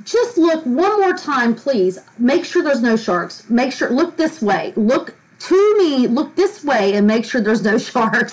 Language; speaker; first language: English; native; English